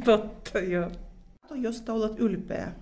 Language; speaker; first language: Finnish; non-native, fluent; Russian